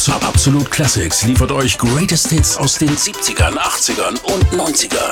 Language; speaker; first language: German; native; German